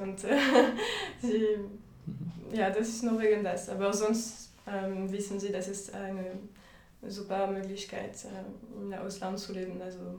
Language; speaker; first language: German; non-native, fluent; French